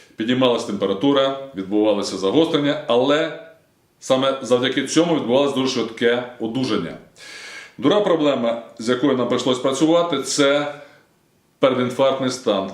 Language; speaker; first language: Ukrainian; native; Ukrainian